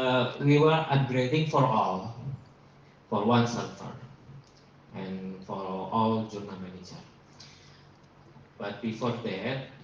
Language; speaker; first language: English; non-native, learner; Indonesian